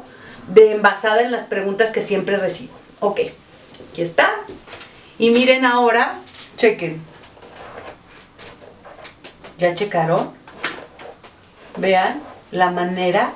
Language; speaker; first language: Spanish; native; Spanish